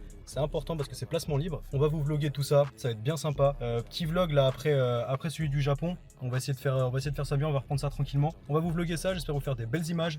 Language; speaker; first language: French; native; French